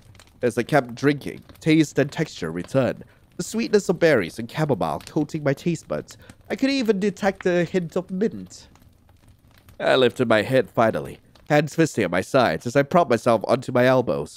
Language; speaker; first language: English; native; English